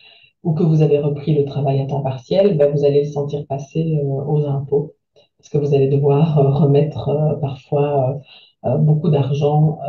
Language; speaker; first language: French; native; French